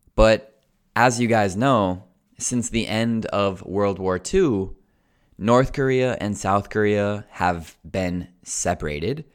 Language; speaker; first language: English; native; English